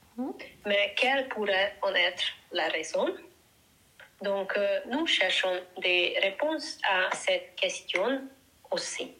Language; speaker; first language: French; non-native, learner; Hungarian